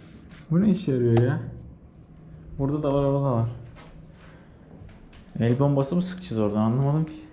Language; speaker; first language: Turkish; native; Turkish